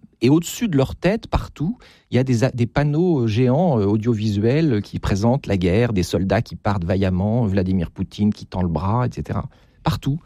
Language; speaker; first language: French; native; French